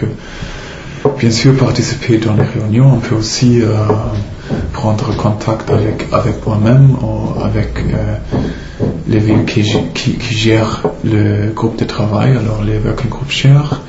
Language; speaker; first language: French; non-native, fluent; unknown